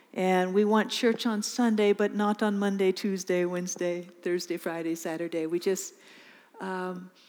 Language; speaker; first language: English; native; English